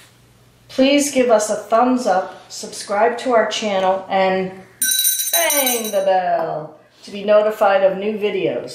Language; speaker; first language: English; native; English